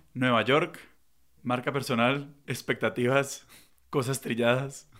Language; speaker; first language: Spanish; native; Spanish